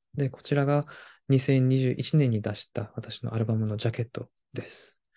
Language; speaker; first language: Japanese; non-native, fluent; Korean